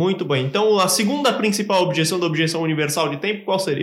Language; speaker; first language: Portuguese; native; Portuguese